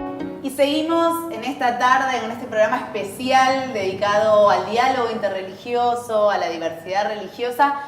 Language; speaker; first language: Spanish; native; Spanish